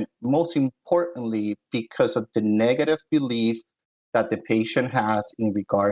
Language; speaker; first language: English; native; English